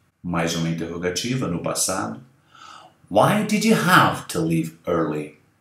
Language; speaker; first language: English; non-native, fluent; Portuguese